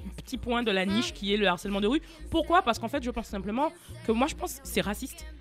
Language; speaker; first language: French; native; French